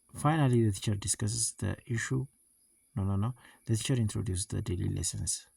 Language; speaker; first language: English; non-native, local second language; Amharic